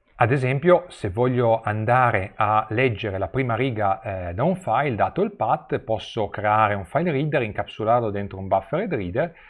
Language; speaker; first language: Italian; native; Italian